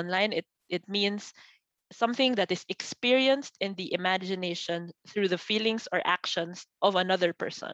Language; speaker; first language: English; non-native, local second language; Filipino